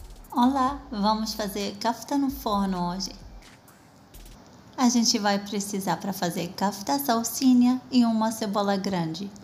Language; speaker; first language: Portuguese; non-native, fluent; Arabic